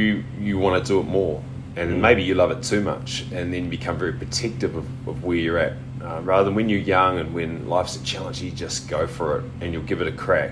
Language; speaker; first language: English; native; English